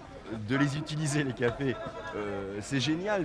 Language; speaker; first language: French; native; French